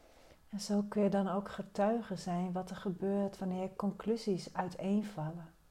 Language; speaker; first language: Dutch; native; Dutch